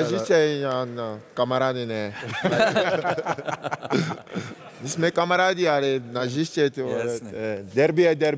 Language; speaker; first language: Czech; non-native, learner; French